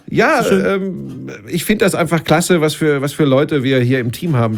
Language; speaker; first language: German; native; German